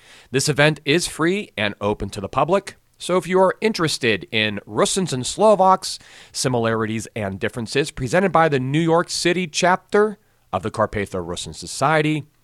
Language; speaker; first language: English; native; English